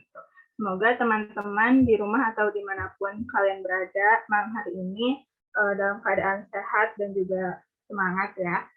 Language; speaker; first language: Indonesian; native; Indonesian